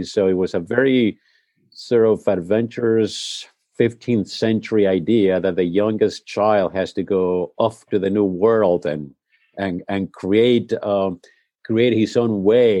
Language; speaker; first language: English; non-native, fluent; Spanish